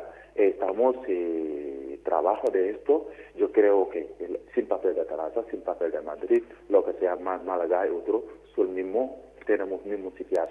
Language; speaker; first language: Spanish; non-native, learner; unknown